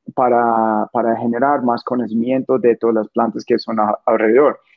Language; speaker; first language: Spanish; non-native, fluent; English